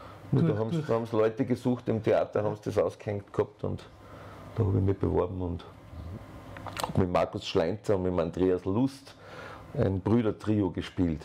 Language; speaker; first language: German; native; German